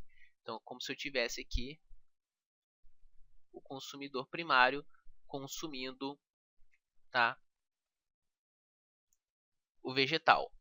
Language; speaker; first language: Portuguese; native; Portuguese